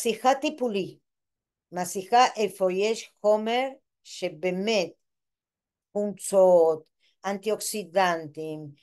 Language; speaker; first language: Hebrew; non-native, fluent; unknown